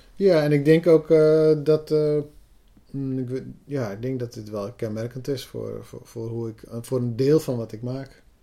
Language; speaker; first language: Dutch; non-native, local second language; Western Frisian